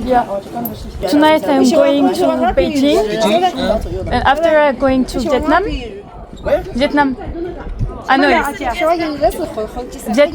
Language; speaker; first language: English; non-native, learner; French